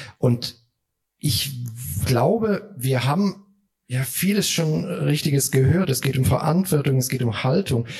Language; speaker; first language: German; native; German